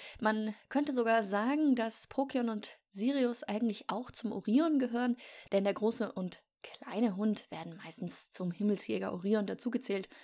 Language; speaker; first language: German; native; German